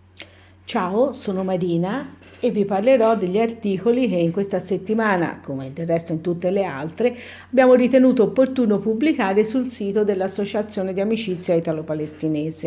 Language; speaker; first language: Italian; native; Italian